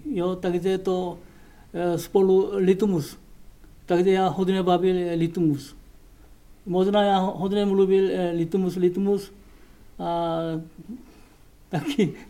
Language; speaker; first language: Czech; non-native, learner; Korean